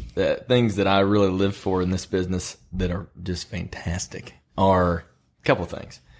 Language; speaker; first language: English; native; English